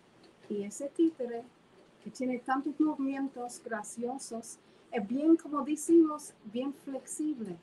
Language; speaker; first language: Spanish; non-native, fluent; English